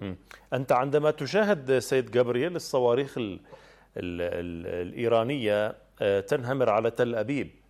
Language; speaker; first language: Arabic; native; Arabic